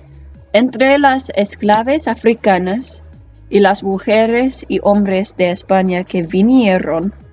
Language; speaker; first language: Spanish; non-native, learner; English